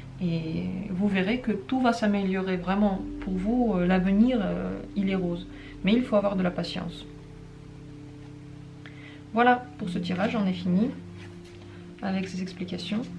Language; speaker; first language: French; native; French